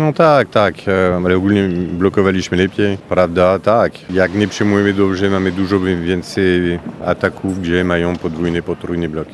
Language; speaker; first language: Polish; non-native, fluent; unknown